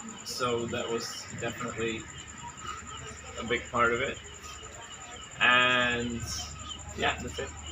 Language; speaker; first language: English; non-native, fluent; Czech